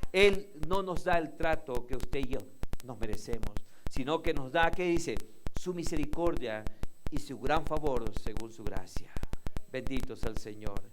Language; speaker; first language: Spanish; native; Spanish